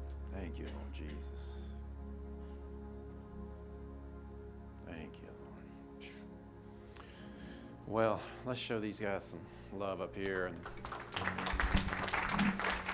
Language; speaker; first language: English; native; English